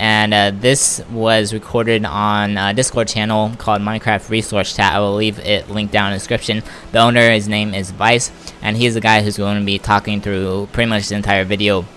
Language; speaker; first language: English; native; English